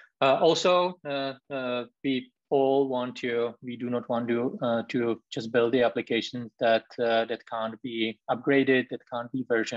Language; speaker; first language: English; non-native, fluent; Czech